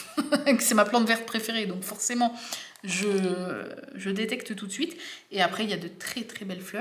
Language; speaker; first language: French; native; French